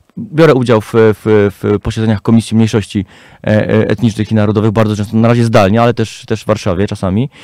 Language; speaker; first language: Polish; native; Polish